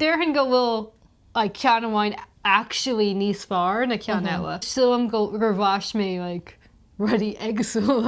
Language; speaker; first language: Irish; non-native, learner; English